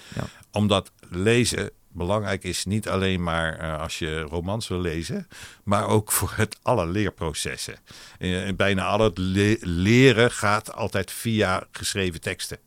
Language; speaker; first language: Dutch; non-native, local second language; Hebrew